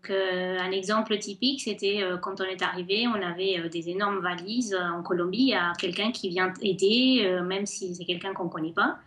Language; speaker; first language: French; non-native, fluent; Spanish